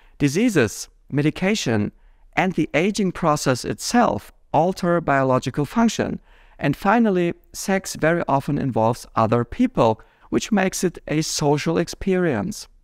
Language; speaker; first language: English; non-native, fluent; German